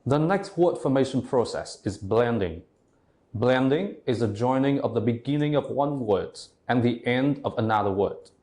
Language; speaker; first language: English; non-native, fluent; Vietnamese